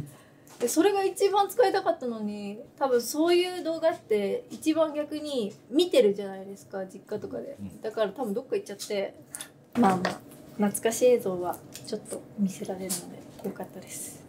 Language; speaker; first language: Japanese; native; Japanese